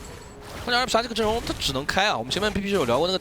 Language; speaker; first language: Chinese; native; Chinese